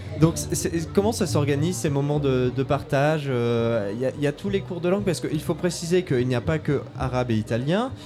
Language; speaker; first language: French; native; French